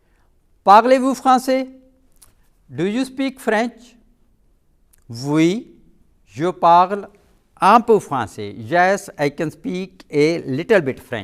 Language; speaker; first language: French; non-native, fluent; Urdu